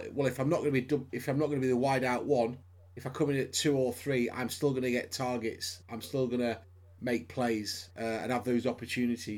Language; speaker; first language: English; native; English